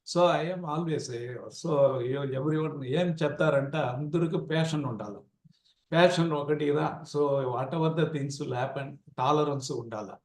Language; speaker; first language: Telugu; non-native, local second language; Tamil